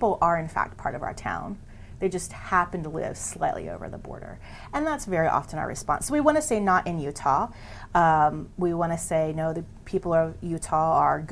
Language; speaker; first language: English; native; English